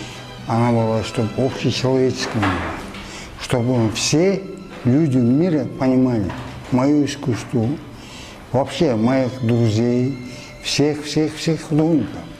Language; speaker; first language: Russian; non-native, local second language; Kyrgyz